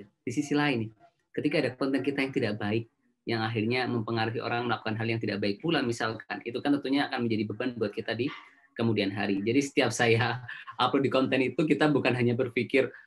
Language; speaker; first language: Indonesian; native; Indonesian